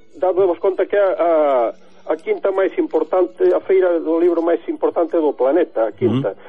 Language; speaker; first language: Galician; native; Galician